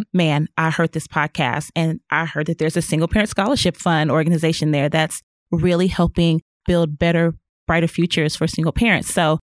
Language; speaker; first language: English; native; English